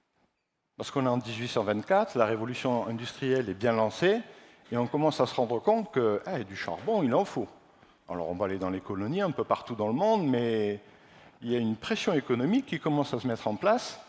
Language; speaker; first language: French; native; French